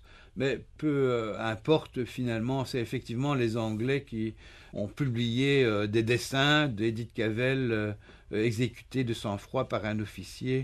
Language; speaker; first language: French; native; French